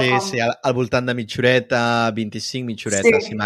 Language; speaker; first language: Catalan; non-native, fluent; Spanish